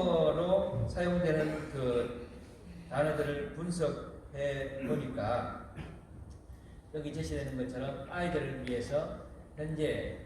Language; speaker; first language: Korean; native; Korean